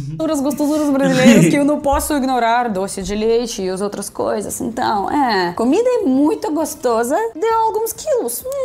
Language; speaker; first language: Portuguese; non-native, fluent; Russian